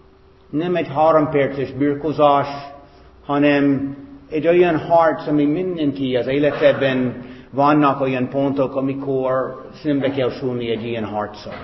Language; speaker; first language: Hungarian; non-native, fluent; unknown